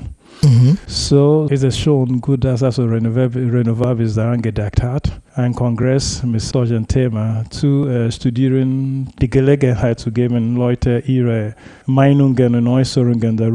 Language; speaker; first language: German; non-native, fluent; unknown